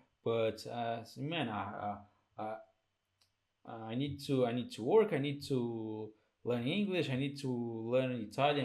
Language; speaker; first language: English; non-native, learner; Portuguese